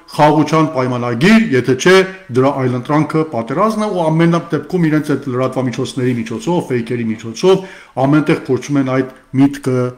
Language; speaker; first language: Armenian; early bilingual, heritage; Armenian